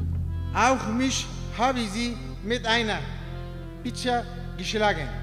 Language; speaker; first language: German; non-native, learner; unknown